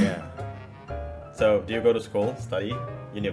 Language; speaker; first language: English; non-native, fluent; Indonesian